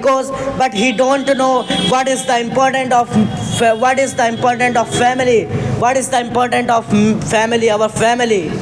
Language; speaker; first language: English; non-native, learner; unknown